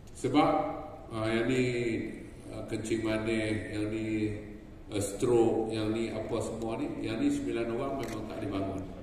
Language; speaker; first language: Malay; native; Malay